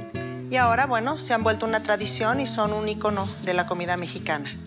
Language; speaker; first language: Spanish; native; Spanish